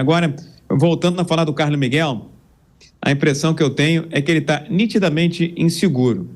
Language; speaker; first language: Portuguese; native; Portuguese